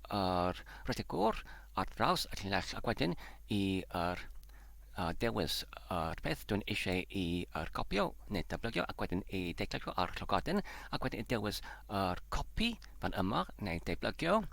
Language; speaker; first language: Welsh; non-native, learner; Polish